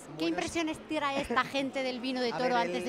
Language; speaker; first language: Spanish; native; Spanish